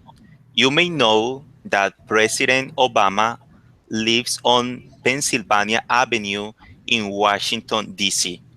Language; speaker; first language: English; non-native, learner; Spanish